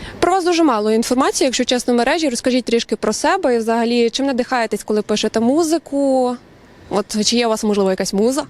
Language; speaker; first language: Ukrainian; native; Ukrainian